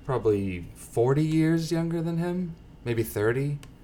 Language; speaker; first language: English; native; English